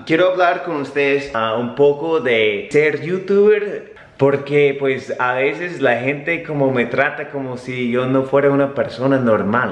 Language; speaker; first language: Spanish; native; Spanish